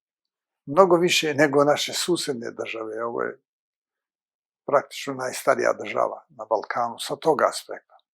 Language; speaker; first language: Bosnian; native; Bosnian